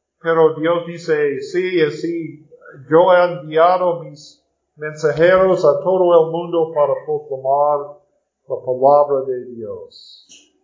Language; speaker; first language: Spanish; non-native, learner; English